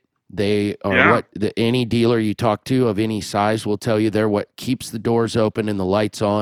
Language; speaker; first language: English; native; English